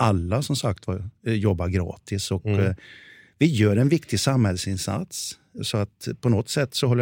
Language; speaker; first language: Swedish; native; Swedish